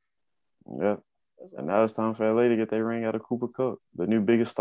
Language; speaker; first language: English; native; English